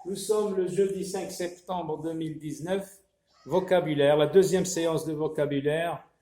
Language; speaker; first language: French; non-native, local second language; Arabic